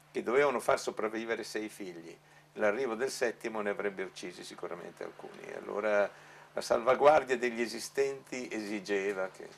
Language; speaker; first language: Italian; non-native, local second language; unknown